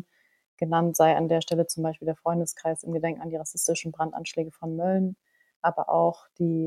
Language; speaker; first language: German; native; German